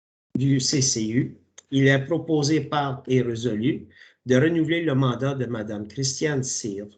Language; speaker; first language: French; native; French